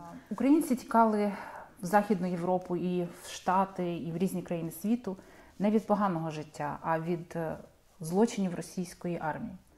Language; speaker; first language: Ukrainian; native; Ukrainian